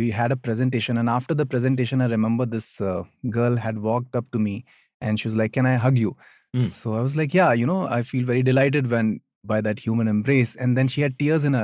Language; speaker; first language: English; non-native, local second language; Hindi